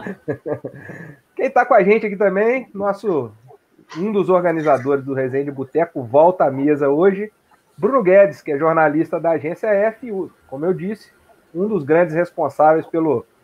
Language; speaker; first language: Portuguese; native; Portuguese